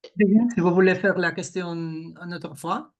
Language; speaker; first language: French; non-native, fluent; Catalan